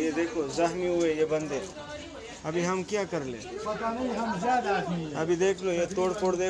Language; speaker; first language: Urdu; non-native, local second language; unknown